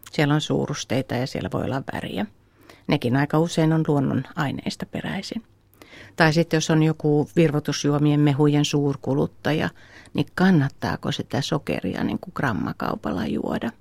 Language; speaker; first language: Finnish; native; Finnish